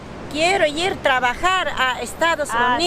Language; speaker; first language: Spanish; non-native, local second language; Quechua